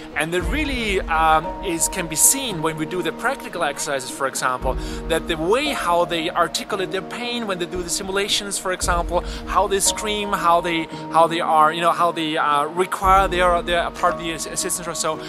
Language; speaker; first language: English; non-native, fluent; German